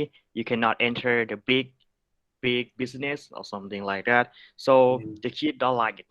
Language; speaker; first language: English; non-native, learner; Thai